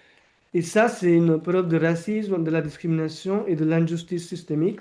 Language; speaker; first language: French; non-native, fluent; Marathi